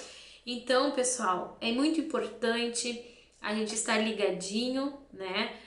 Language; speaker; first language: Portuguese; native; Portuguese